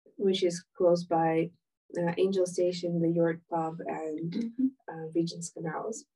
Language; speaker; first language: English; non-native, fluent; Ukrainian